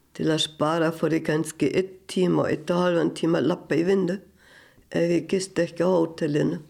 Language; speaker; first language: Icelandic; non-native, fluent; German